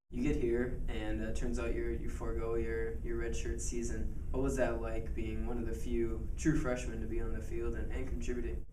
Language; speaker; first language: English; native; English